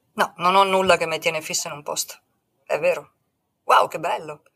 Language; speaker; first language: Italian; native; Italian